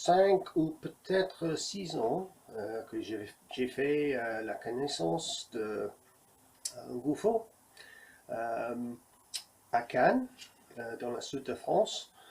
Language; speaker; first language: French; non-native, learner; English